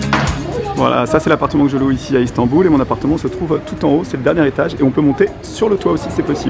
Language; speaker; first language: French; native; French